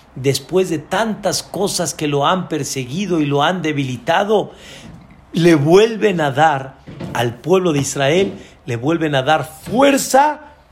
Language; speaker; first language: Spanish; early bilingual, other home language; Arabic